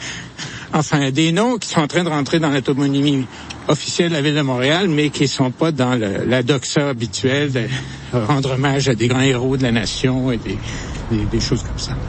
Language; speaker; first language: French; native; French